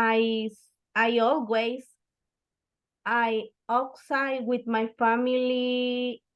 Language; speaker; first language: English; non-native, learner; Spanish